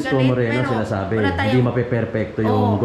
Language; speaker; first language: Filipino; native; Filipino